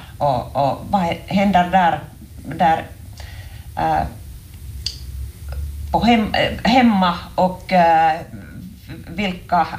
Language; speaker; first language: Swedish; non-native, local second language; Finnish